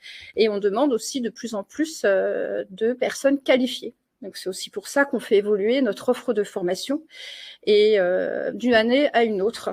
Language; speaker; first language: French; native; French